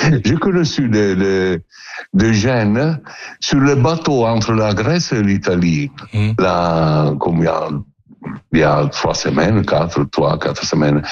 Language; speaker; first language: French; non-native, learner; Italian